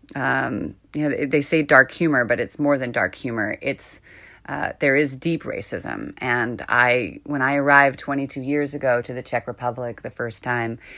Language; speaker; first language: English; native; English